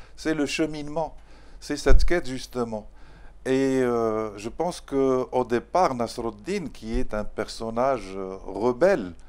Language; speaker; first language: French; non-native, local second language; Arabic